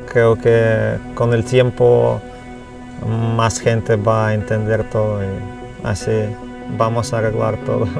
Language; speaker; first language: Spanish; non-native, learner; Russian